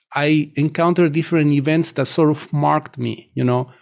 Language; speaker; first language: English; non-native, fluent; Spanish